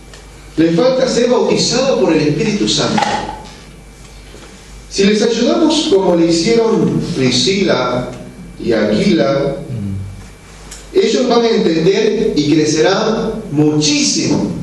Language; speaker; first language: Spanish; non-native, fluent; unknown